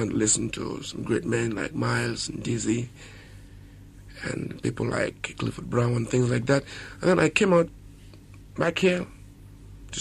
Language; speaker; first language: English; non-native, local second language; Yoruba